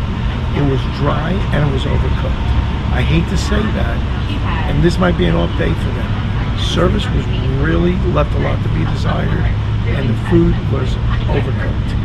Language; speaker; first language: English; native; English